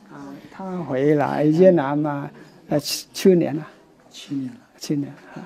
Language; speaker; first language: Chinese; non-native, local second language; Vietnamese